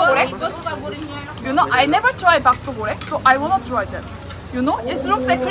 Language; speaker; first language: English; non-native, learner; Korean